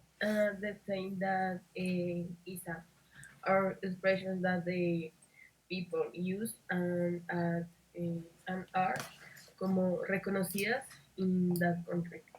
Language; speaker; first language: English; non-native, learner; Spanish